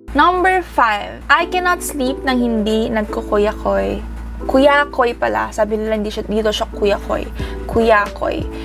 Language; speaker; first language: Filipino; early bilingual, heritage; Japanese